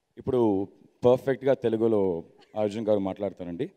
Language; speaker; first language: Telugu; non-native, learner; Tamil